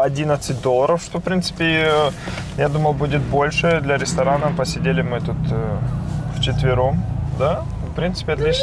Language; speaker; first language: Russian; native; Russian